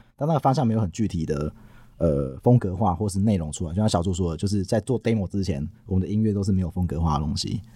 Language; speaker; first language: Chinese; non-native, local second language; Min Nan Chinese